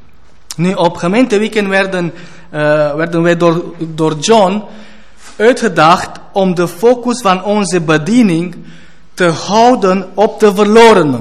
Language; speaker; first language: Dutch; non-native, fluent; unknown